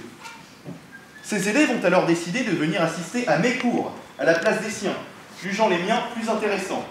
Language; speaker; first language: French; native; French